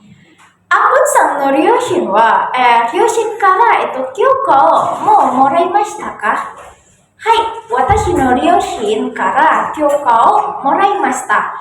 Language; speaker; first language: Japanese; non-native, learner; Indonesian